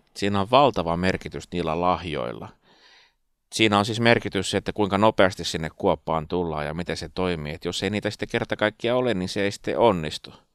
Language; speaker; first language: Finnish; native; Finnish